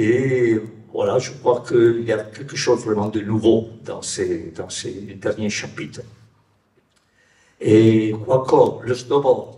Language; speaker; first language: French; non-native, fluent; Italian